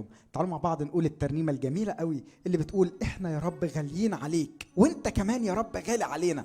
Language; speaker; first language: Arabic; native; Arabic